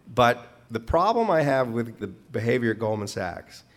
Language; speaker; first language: English; native; English